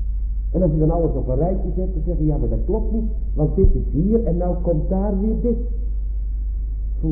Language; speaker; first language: Dutch; native; Dutch